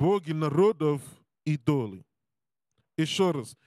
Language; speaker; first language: Russian; non-native, learner; English